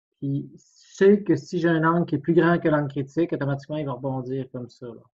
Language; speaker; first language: French; native; French